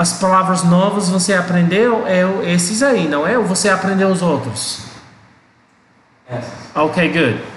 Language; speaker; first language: Portuguese; non-native, learner; English